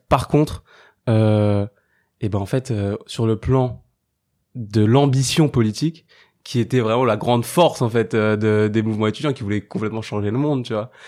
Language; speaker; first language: French; native; French